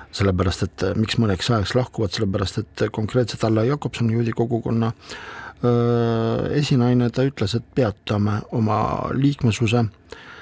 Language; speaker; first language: Estonian; non-native, local second language; Russian